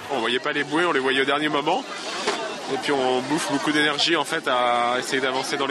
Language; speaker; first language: French; native; French